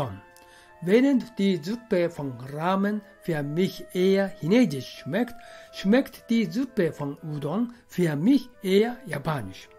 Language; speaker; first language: German; non-native, fluent; Japanese